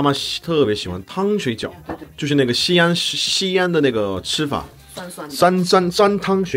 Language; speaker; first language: Chinese; non-native, fluent; Korean